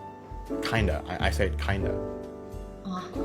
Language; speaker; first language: English; non-native, fluent; Indonesian